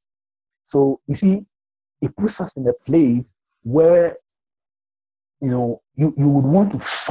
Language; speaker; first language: English; non-native, local second language; Akan